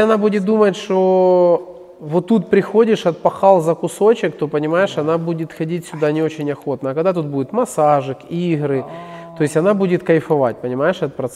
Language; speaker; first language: Russian; native; Russian